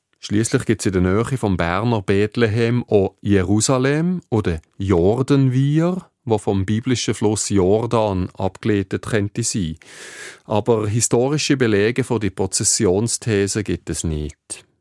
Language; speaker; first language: German; native; German